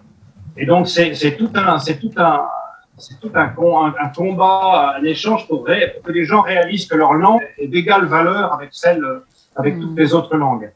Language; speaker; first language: French; native; French